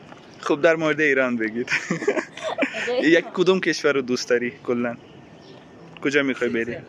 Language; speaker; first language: Persian; non-native, learner; Urdu